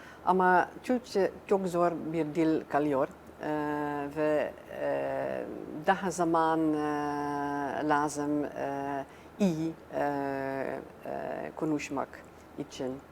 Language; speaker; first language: Turkish; non-native, learner; Dutch